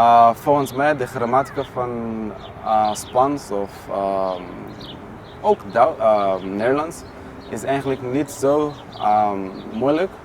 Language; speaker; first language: Dutch; non-native, fluent; Portuguese